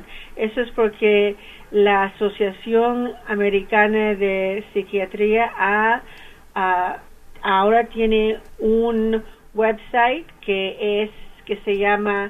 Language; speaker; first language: Spanish; early bilingual, heritage; English